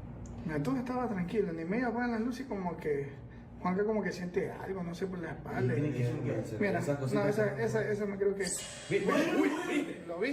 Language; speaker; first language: Spanish; native; Spanish